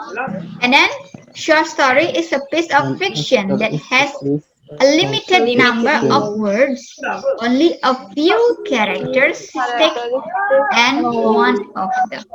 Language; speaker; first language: English; non-native, fluent; Indonesian